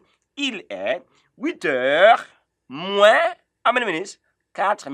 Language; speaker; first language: French; non-native, fluent; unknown